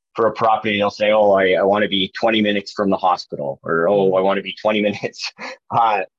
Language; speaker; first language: English; native; English